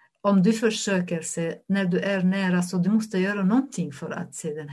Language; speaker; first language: Swedish; non-native, fluent; Arabic